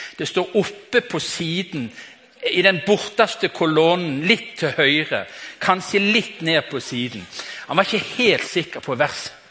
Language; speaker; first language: Norwegian; native; Norwegian